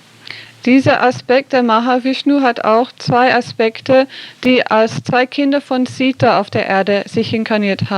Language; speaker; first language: German; non-native, fluent; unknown